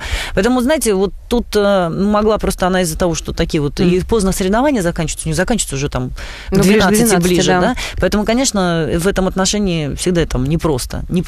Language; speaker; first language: Russian; native; Russian